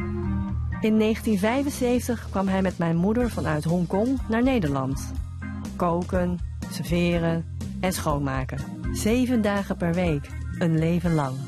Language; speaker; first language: Dutch; early bilingual, other home language; Cantonese